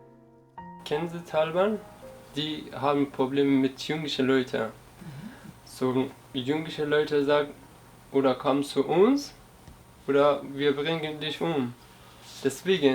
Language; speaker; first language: German; non-native, learner; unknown